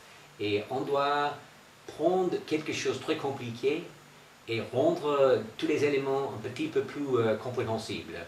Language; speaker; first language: French; non-native, fluent; English